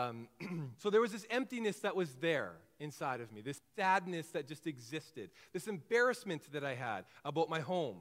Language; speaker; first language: English; native; English